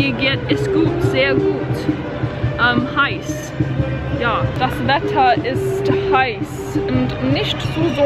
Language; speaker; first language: German; non-native, learner; English